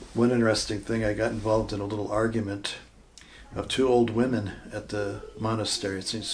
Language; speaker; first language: English; native; English